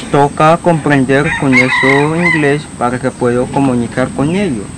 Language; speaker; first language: Spanish; non-native, local second language; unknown